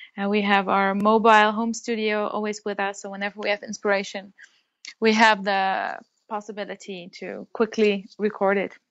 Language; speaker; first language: English; non-native, fluent; Dutch